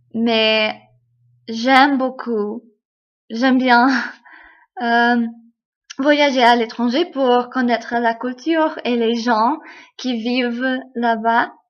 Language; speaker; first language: French; non-native, learner; English